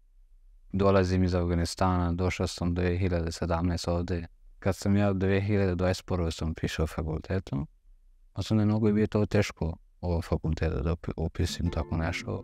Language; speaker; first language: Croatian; non-native, learner; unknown